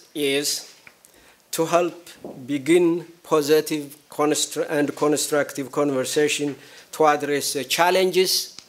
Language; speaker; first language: English; non-native, local second language; Amharic